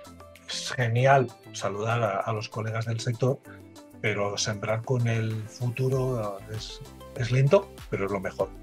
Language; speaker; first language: Spanish; native; Spanish